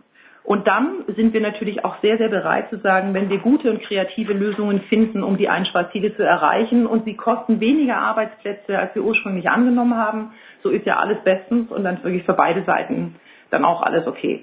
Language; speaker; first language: German; native; German